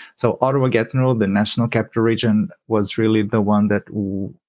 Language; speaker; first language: English; non-native, fluent; Portuguese